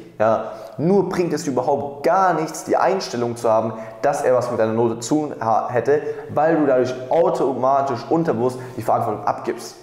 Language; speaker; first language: German; native; German